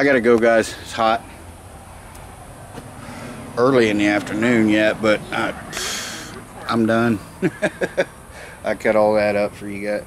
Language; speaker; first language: English; native; English